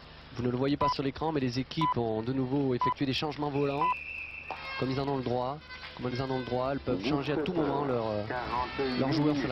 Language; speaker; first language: French; native; French